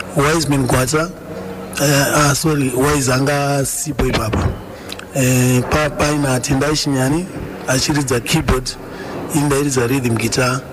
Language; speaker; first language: Shona; early bilingual, other home language; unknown